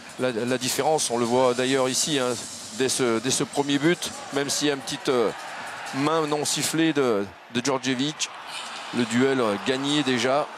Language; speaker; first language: French; native; French